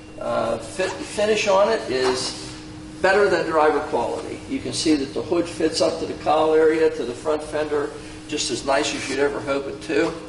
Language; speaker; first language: English; native; English